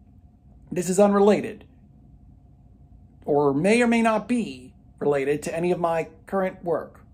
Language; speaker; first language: English; native; English